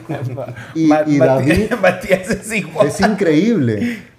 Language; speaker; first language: Spanish; native; Spanish